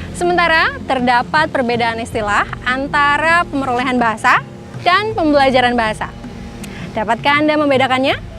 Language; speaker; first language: Indonesian; native; Indonesian